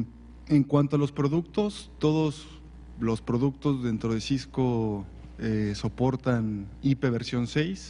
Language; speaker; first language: Spanish; native; Spanish